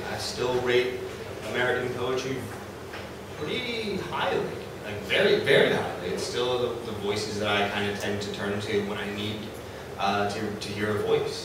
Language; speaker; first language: English; native; English